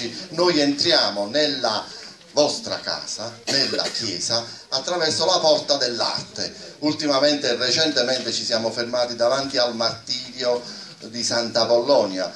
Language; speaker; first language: Italian; native; Italian